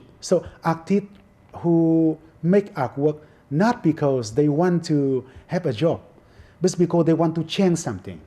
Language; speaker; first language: English; non-native, fluent; Vietnamese